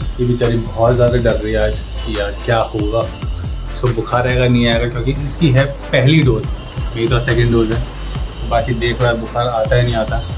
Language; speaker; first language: Hindi; native; Hindi